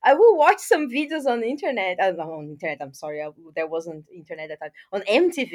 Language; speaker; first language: English; non-native, fluent; Portuguese